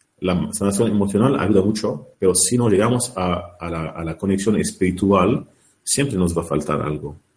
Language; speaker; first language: Spanish; non-native, learner; Arabic